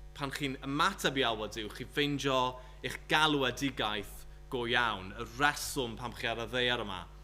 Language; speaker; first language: Welsh; native; Welsh